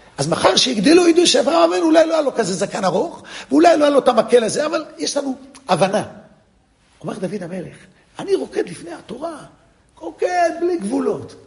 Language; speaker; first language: Hebrew; non-native, fluent; English